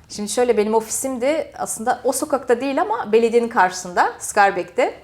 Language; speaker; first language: Turkish; early bilingual, heritage; Turkish